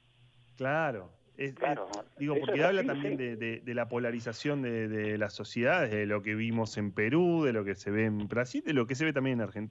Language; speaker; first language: Spanish; native; Spanish